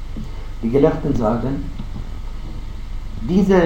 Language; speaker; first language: German; non-native, fluent; Arabic